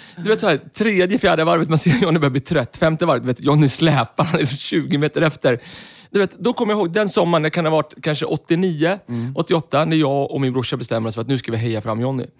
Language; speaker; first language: Swedish; native; Swedish